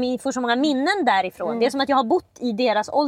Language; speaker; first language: Swedish; native; Swedish